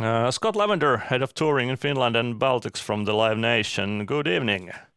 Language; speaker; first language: English; non-native, fluent; Finnish